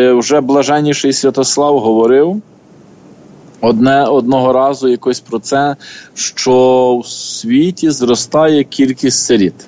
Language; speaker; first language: Ukrainian; native; Ukrainian